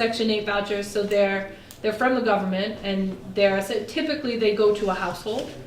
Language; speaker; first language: English; native; English